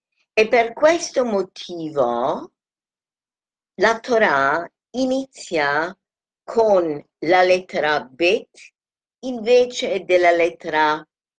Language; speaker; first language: Italian; non-native, fluent; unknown